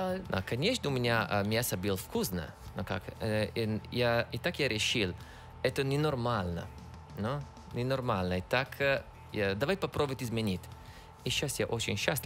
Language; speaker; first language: Russian; non-native, learner; Italian